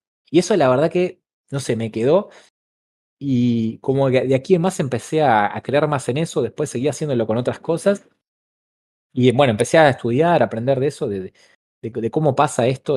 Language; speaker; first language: Spanish; native; Spanish